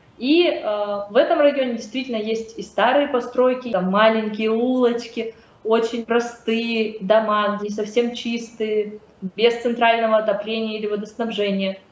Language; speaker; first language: Russian; native; Russian